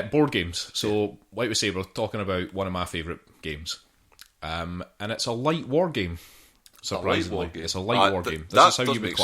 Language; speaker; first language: English; native; English